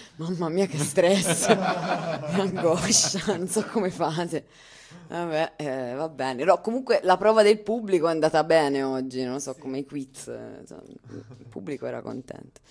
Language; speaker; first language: Italian; native; Italian